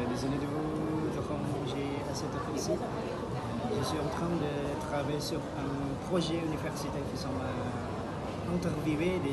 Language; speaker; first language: French; non-native, learner; Indonesian